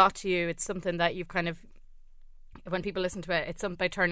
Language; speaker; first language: English; native; English